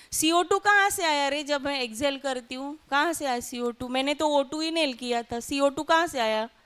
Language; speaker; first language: Hindi; non-native, local second language; Marathi